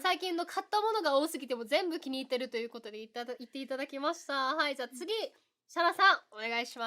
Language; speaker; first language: Japanese; native; Japanese